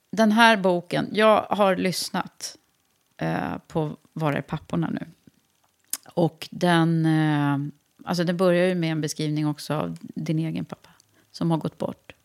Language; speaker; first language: Swedish; native; Swedish